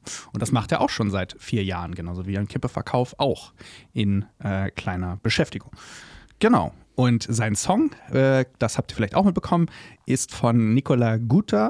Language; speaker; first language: German; native; German